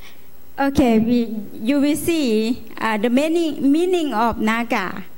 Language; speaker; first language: English; non-native, learner; Lao